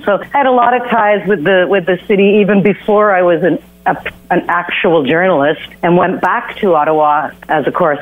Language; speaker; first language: English; native; English